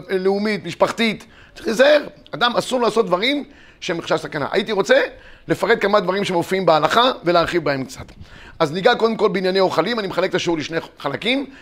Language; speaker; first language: Hebrew; native; Hebrew